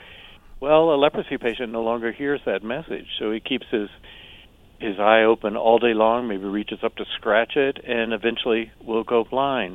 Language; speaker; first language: English; native; English